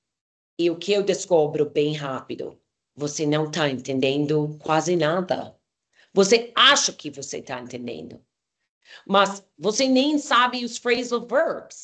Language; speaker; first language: Portuguese; non-native, fluent; English